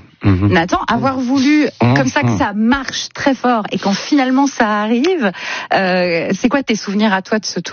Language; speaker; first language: French; native; French